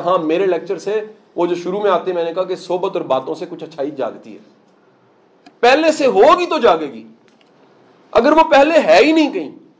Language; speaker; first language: Hindi; non-native, local second language; Punjabi